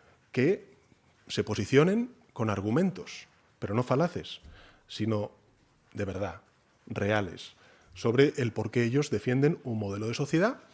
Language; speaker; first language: Spanish; native; Spanish